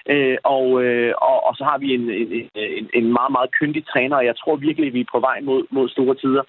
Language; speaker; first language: Danish; early bilingual, other home language; Persian